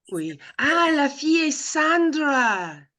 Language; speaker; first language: French; non-native, fluent; English